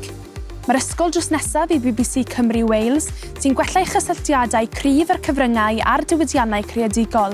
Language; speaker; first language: Welsh; native; Welsh